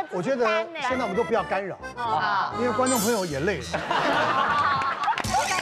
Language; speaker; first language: Chinese; native; Chinese